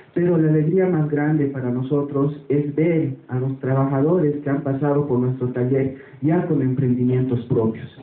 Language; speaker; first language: Spanish; native; Spanish